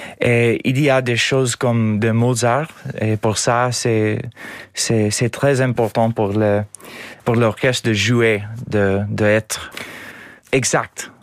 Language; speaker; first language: French; non-native, learner; English